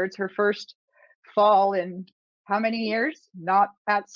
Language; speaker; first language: English; native; English